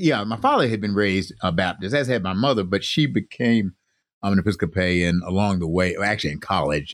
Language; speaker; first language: English; native; English